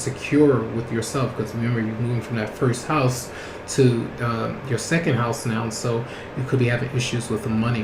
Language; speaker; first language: English; native; English